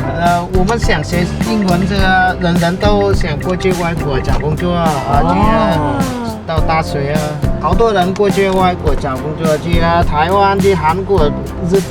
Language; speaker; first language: Chinese; non-native, learner; Vietnamese